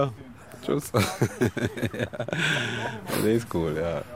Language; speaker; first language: German; non-native, learner; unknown